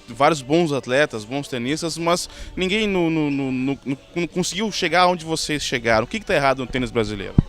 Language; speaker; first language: Portuguese; native; Portuguese